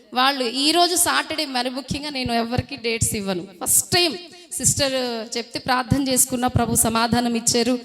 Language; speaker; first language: Telugu; non-native, fluent; Hindi